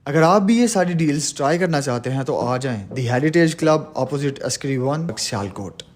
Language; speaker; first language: Urdu; native; Urdu